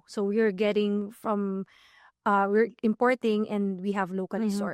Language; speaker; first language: English; non-native, local second language; Filipino